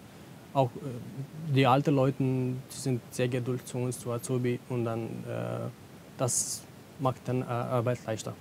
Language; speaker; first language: German; non-native, learner; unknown